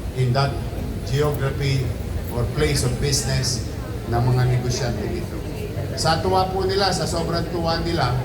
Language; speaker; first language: Filipino; native; Filipino